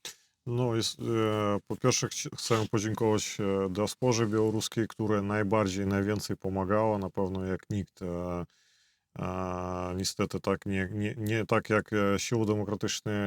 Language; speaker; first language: Polish; non-native, fluent; Belarusian